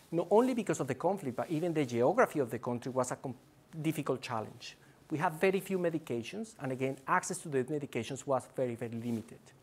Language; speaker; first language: English; non-native, fluent; Spanish